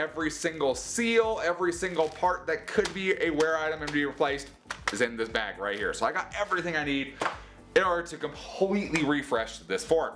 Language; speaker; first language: English; native; English